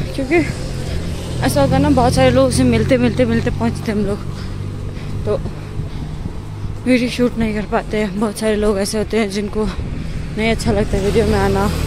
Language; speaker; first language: Hindi; native; Hindi